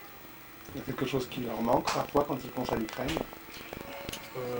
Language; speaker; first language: French; native; French